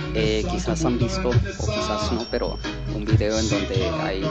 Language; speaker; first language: Spanish; early bilingual, heritage; Spanish